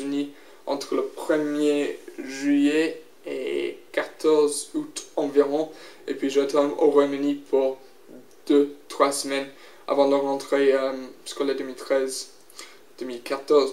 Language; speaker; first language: French; non-native, learner; English